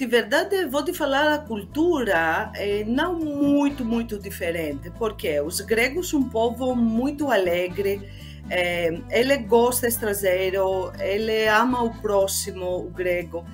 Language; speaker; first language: Portuguese; non-native, fluent; Greek